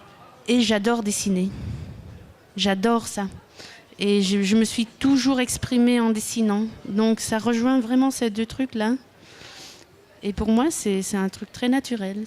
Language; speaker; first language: French; non-native, local second language; Dutch